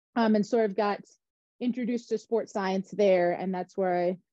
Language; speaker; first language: English; native; English